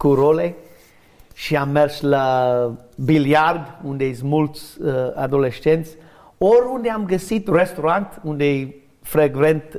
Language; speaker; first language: Romanian; non-native, learner; English